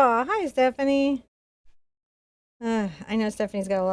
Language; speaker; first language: English; native; English